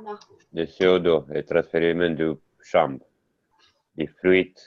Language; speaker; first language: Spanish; non-native, learner; Italian